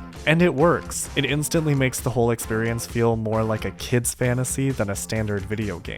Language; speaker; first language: English; native; English